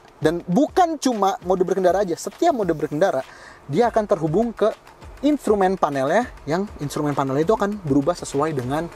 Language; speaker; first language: Indonesian; native; Indonesian